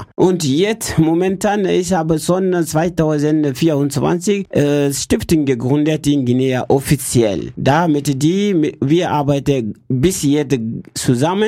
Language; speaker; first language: German; non-native, learner; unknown